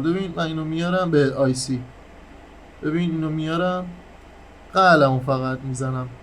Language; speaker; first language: Persian; native; Persian